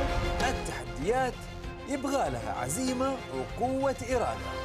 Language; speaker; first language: Arabic; native; Arabic